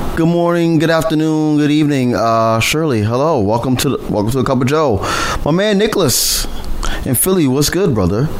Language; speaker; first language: English; native; English